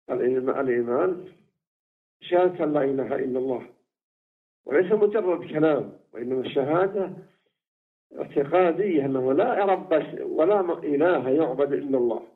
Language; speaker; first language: Arabic; native; Arabic